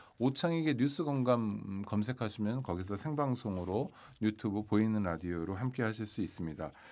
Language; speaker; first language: Korean; native; Korean